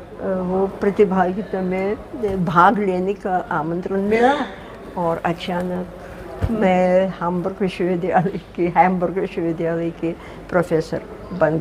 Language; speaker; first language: Hindi; non-native, fluent; Russian